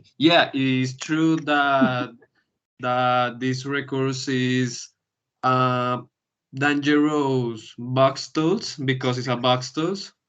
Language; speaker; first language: English; non-native, learner; Spanish